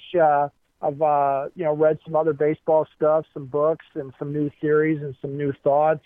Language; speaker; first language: English; native; English